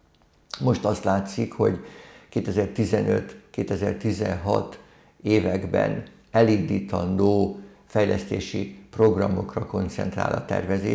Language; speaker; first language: Hungarian; native; Hungarian